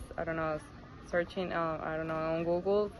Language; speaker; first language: English; non-native, fluent; Spanish